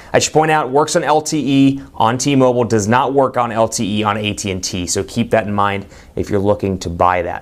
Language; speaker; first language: English; native; English